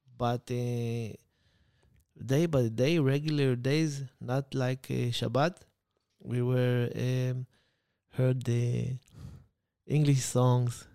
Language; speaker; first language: English; non-native, learner; Hebrew